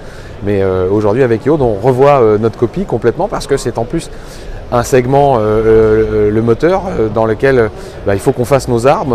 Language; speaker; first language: French; native; French